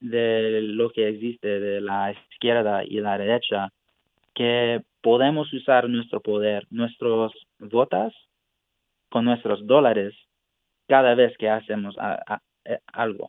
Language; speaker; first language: Spanish; non-native, fluent; English